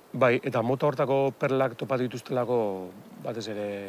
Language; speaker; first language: Basque; native; Basque